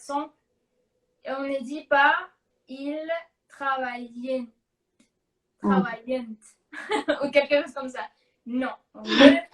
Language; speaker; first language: French; non-native, fluent; Spanish